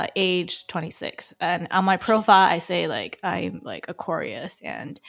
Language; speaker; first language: English; early bilingual, other home language; Chinese